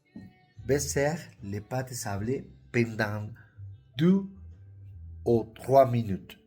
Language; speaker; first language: French; non-native, learner; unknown